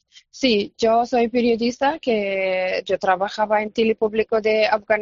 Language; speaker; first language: Spanish; non-native, fluent; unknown